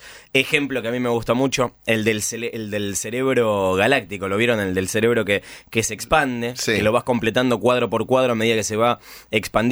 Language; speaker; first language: Spanish; native; Spanish